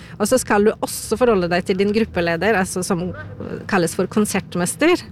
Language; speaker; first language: Norwegian; non-native, fluent; Polish